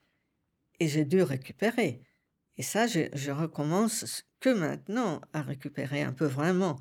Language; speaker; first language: French; non-native, fluent; Italian